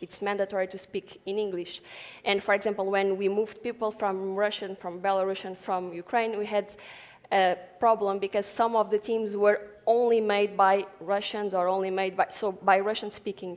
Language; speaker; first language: English; non-native, fluent; Portuguese